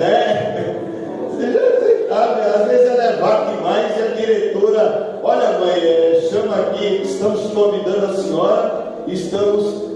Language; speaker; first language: Portuguese; native; Portuguese